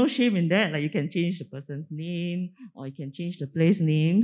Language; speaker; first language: English; non-native, local second language; Min Nan Chinese